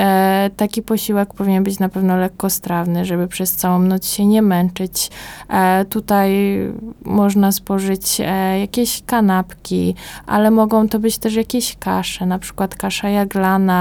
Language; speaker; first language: Polish; native; Polish